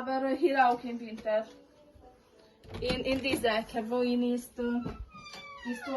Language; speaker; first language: German; non-native, learner; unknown